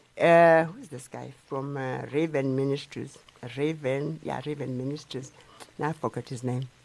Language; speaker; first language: English; non-native, local second language; Xhosa